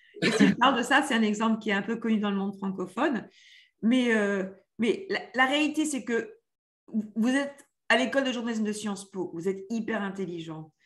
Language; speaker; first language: French; early bilingual, heritage; French